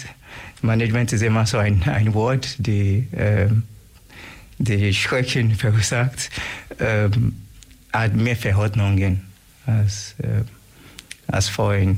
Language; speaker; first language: German; non-native, learner; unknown